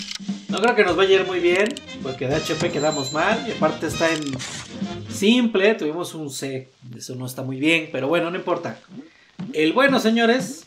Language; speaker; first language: Spanish; native; Spanish